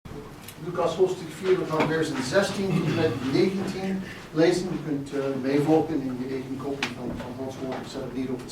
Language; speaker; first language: Dutch; non-native, fluent; English